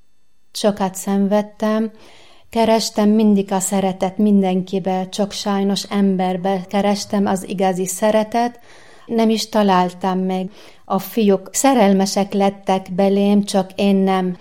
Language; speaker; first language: Hungarian; non-native, learner; Arabic